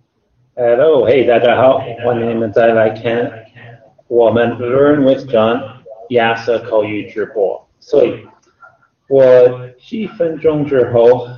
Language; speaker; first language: Chinese; non-native, fluent; English